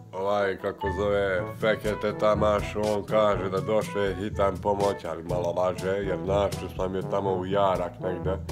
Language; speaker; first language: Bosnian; non-native, local second language; Hungarian